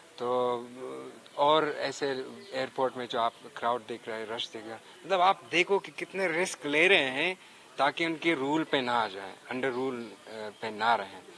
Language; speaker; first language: Hindi; non-native, fluent; Pashto